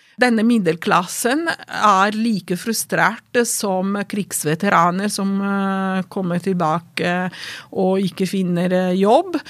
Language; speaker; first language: Norwegian; non-native, fluent; Italian